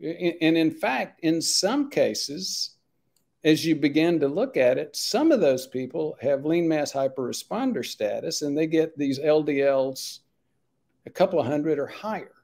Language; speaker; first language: English; native; English